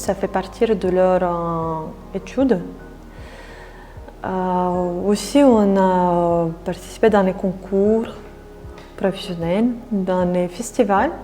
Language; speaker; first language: French; non-native, fluent; Russian